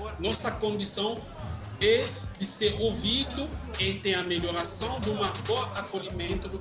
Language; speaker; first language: Portuguese; non-native, fluent; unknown